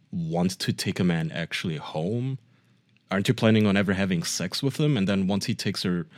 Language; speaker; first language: English; non-native, fluent; German